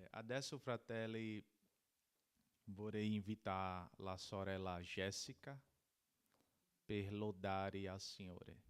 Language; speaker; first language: Italian; non-native, learner; Portuguese